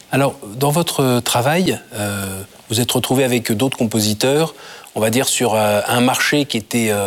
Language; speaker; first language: French; native; French